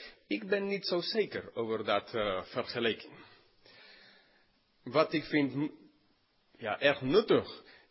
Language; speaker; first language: Dutch; non-native, fluent; English